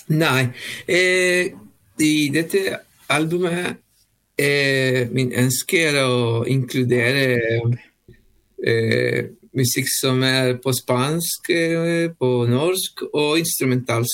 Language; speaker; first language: Norwegian; non-native, learner; Spanish